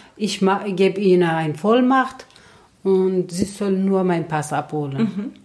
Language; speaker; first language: German; non-native, learner; Kurdish